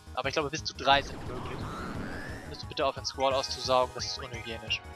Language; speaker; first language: German; native; German